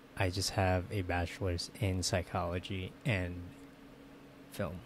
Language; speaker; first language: English; early bilingual, other home language; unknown